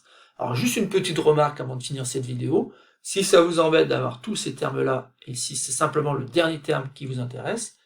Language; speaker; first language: French; native; French